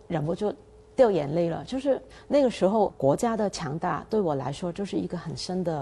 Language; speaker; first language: Chinese; non-native, fluent; Cantonese